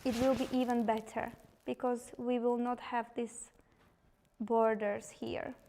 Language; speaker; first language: English; non-native, fluent; Slovak